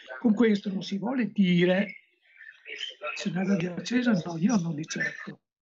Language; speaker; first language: Italian; native; Italian